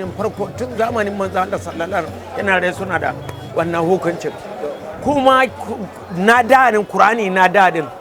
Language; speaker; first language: Hausa; non-native, local second language; Kanuri